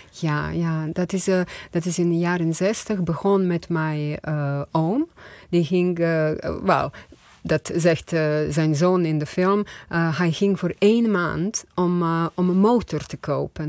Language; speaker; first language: Dutch; non-native, fluent; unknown